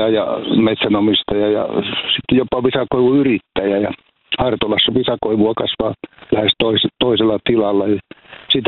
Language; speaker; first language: Finnish; native; Finnish